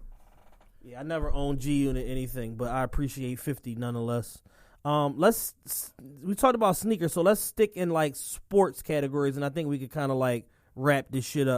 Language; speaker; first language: English; native; English